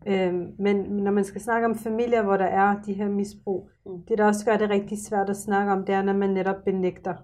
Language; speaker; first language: Danish; early bilingual, other home language; Arabic